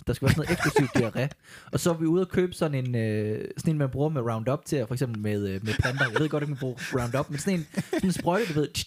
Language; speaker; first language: Danish; native; Danish